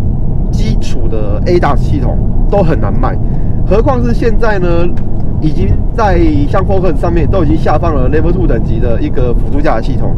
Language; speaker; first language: Chinese; native; Chinese